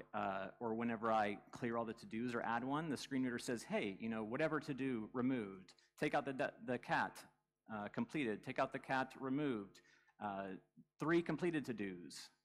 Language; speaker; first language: English; native; English